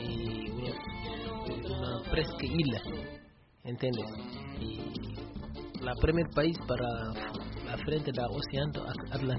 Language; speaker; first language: Spanish; non-native, learner; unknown